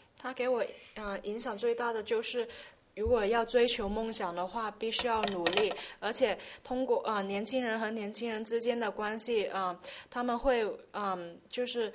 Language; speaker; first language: Chinese; early bilingual, heritage; Chinese